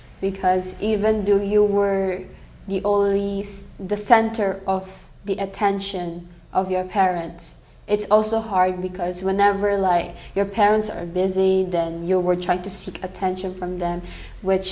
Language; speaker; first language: English; native; English